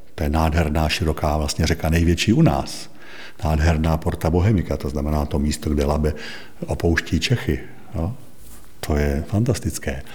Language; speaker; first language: Czech; native; Czech